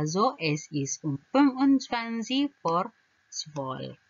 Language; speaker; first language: German; non-native, fluent; Indonesian